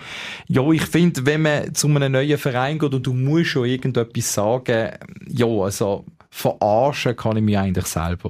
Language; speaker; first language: German; native; German